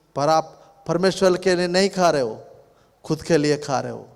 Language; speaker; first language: Hindi; non-native, local second language; Telugu